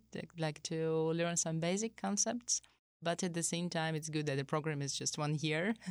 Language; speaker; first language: English; non-native, fluent; Russian